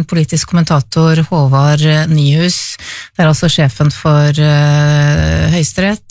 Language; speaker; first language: Norwegian; native; Norwegian